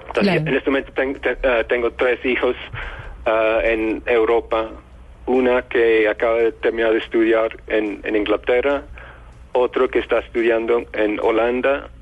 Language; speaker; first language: Spanish; non-native, fluent; English